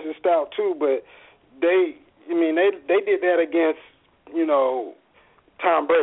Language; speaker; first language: English; native; English